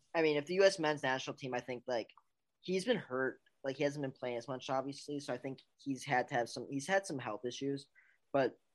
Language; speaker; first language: English; native; English